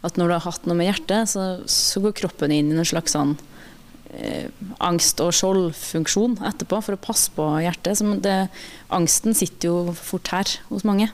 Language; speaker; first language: Norwegian; native; Norwegian